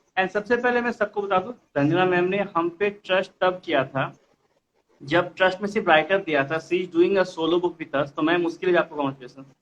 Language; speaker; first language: Hindi; non-native, local second language; Bangla